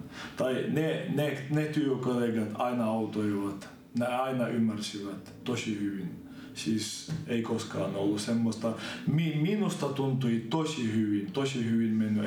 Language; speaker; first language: Finnish; non-native, fluent; Ukrainian